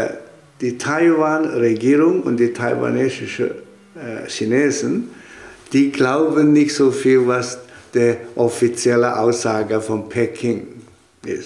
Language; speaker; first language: German; non-native, fluent; Chinese